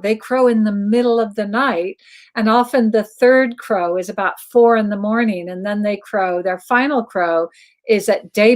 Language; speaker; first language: English; native; English